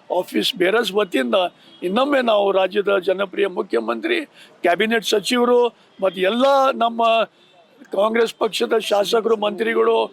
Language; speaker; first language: Kannada; non-native, local second language; Urdu